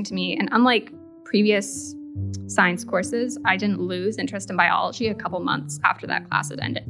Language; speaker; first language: English; native; English